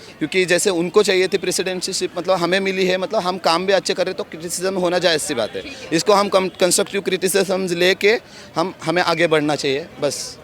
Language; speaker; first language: Hindi; non-native, local second language; Marathi